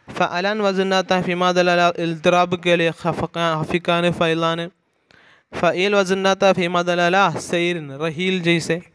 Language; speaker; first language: Urdu; non-native, fluent; Malayalam